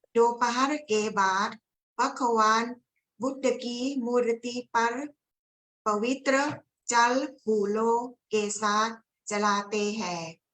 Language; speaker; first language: Hindi; non-native, learner; Thai